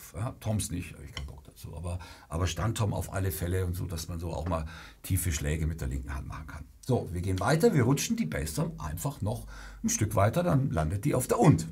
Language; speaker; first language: German; native; German